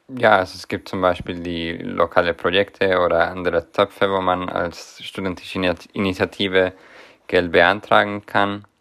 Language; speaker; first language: German; non-native, fluent; Spanish